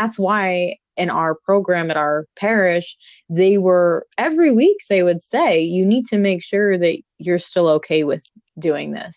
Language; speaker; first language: English; native; English